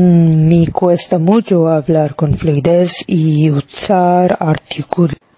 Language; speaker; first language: Spanish; non-native, learner; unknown